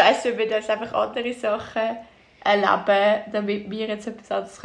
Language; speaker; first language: German; native; German